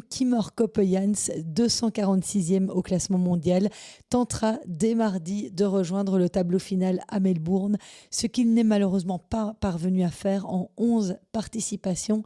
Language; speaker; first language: French; native; French